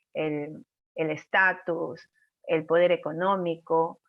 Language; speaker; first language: Spanish; native; Spanish